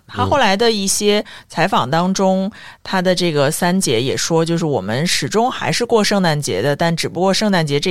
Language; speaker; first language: Chinese; native; Chinese